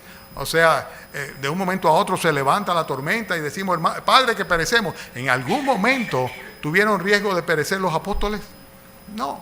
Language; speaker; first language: Spanish; native; Spanish